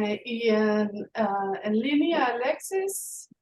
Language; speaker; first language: Spanish; non-native, fluent; English